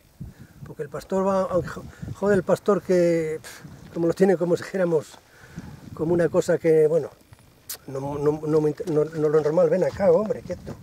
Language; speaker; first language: Spanish; native; Spanish